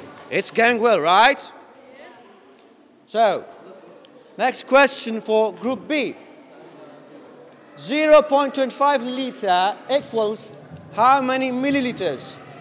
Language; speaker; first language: English; non-native, fluent; Central Kurdish